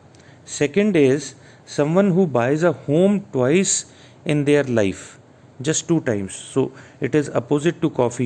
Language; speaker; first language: English; non-native, local second language; Hindi